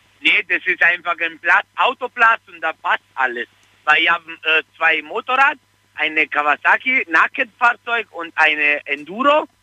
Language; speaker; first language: German; non-native, fluent; Italian